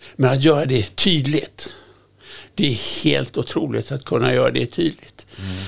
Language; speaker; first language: Swedish; native; Swedish